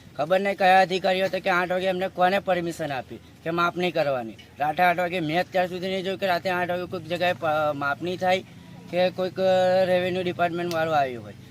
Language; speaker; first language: Gujarati; native; Gujarati